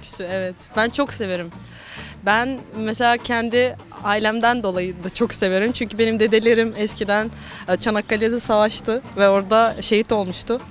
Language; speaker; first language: Turkish; non-native, fluent; Bosnian